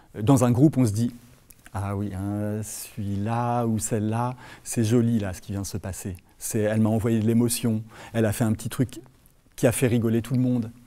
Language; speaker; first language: French; native; French